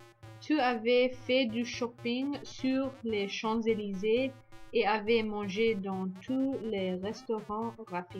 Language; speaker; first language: French; non-native, learner; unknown